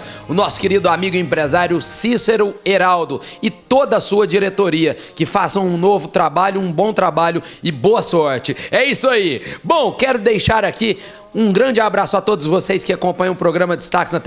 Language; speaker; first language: Portuguese; native; Portuguese